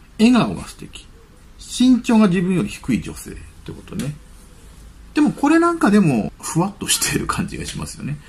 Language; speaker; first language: Japanese; native; Japanese